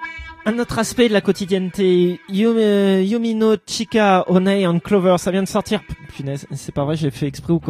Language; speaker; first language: French; native; French